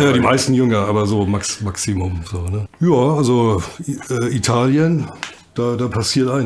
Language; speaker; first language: German; native; German